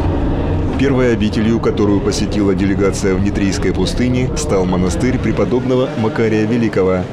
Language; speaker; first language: Russian; native; Russian